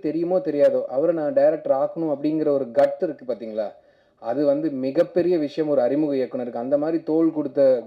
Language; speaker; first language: Tamil; native; Tamil